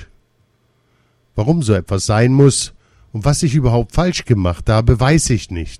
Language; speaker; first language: German; early bilingual, other home language; Russian